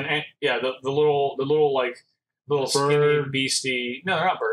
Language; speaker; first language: English; native; English